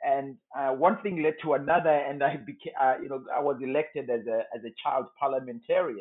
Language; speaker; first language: English; non-native, local second language; Shona